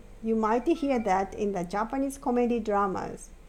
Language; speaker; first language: English; non-native, fluent; Japanese